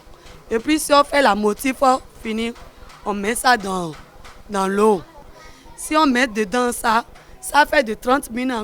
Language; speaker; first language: French; non-native, learner; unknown